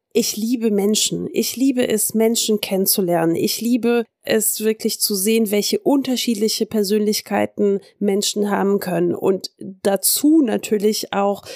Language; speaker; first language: German; early bilingual, heritage; French